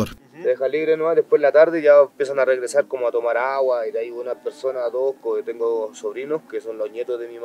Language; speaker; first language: Spanish; native; Spanish